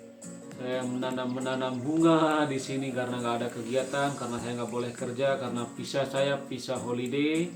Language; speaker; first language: Indonesian; non-native, local second language; Sasak